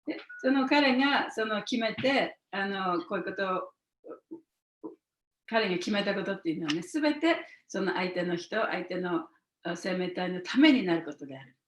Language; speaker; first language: Japanese; native; Japanese